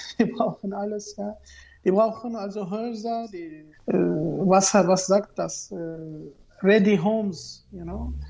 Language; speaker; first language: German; non-native, learner; Arabic